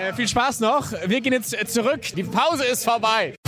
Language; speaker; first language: German; native; German